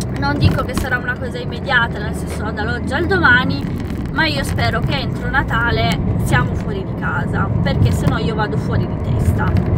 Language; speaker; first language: Italian; non-native, fluent; Romanian